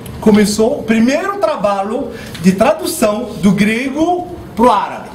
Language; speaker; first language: Portuguese; non-native, fluent; Arabic